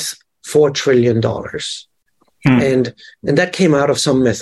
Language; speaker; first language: English; non-native, fluent; Danish